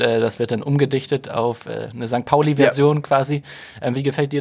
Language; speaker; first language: German; native; German